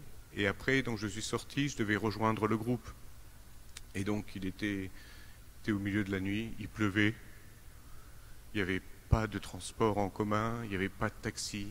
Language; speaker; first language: French; native; French